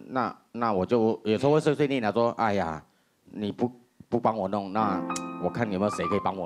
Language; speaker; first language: Chinese; native; Chinese